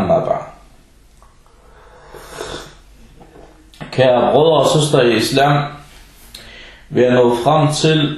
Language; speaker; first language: Danish; early bilingual, other home language; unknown